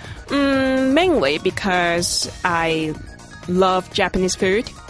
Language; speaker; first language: English; non-native, local second language; Cantonese